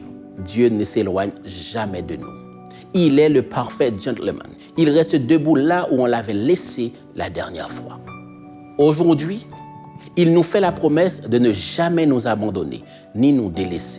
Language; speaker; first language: French; native; French